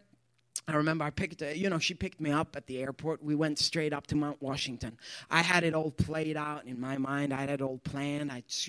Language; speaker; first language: English; non-native, fluent; Swedish